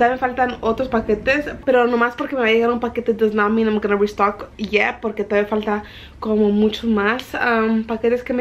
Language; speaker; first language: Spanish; early bilingual, heritage; Spanish